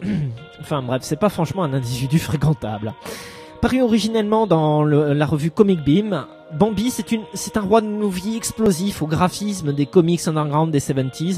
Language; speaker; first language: French; native; French